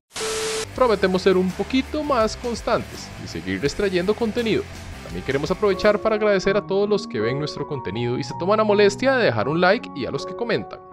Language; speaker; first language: Spanish; native; Spanish